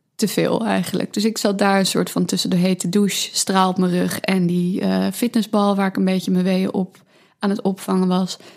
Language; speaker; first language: Dutch; native; Dutch